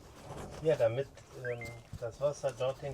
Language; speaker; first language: German; native; German